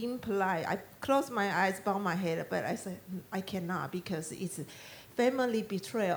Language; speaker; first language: English; non-native, learner; Chinese